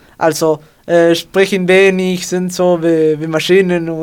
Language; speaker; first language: German; non-native, learner; Spanish